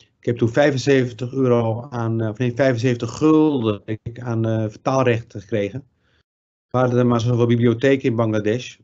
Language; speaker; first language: Dutch; early bilingual, other home language; Riffian